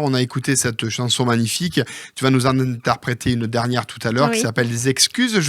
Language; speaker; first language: French; native; French